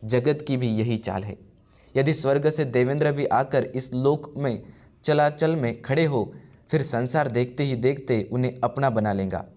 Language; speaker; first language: Hindi; non-native, local second language; Marathi